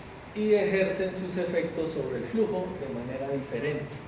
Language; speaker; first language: Spanish; native; Spanish